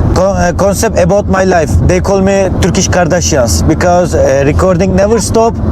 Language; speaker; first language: English; non-native, learner; Turkish